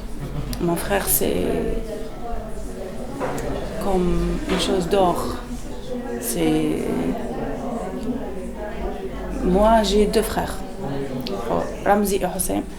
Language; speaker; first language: French; non-native, learner; Arabic